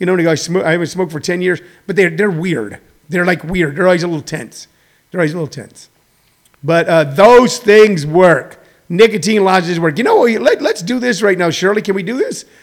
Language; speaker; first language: English; native; English